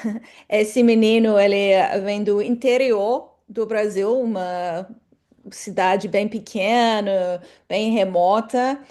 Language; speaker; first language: Portuguese; non-native, fluent; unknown